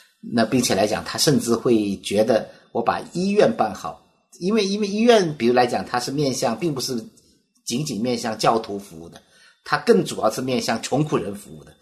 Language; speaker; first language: Chinese; native; Chinese